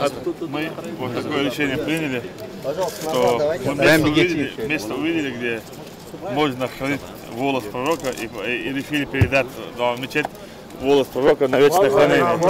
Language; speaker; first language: Russian; non-native, local second language; Chechen